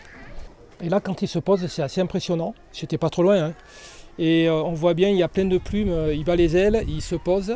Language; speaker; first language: French; native; French